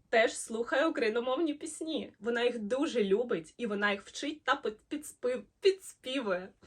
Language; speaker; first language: Ukrainian; non-native, local second language; Russian